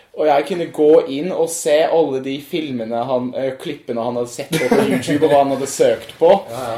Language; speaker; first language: Norwegian; non-native, fluent; English